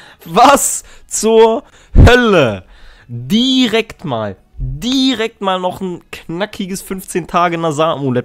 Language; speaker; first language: German; native; German